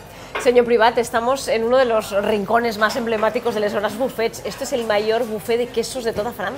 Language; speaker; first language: Spanish; native; Spanish